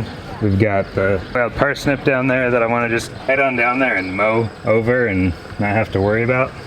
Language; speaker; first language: English; native; English